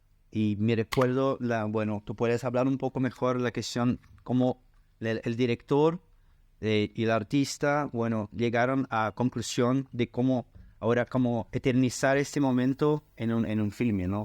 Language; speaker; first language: Spanish; non-native, learner; Portuguese